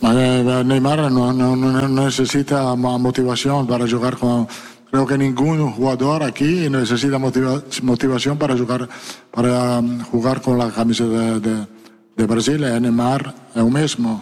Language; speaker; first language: Spanish; non-native, fluent; Italian